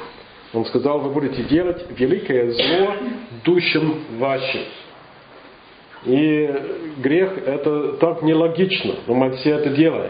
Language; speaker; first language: Russian; non-native, learner; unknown